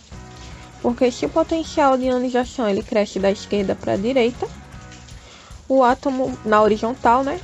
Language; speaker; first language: Portuguese; native; Portuguese